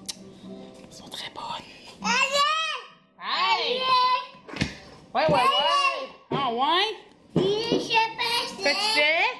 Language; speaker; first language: French; native; French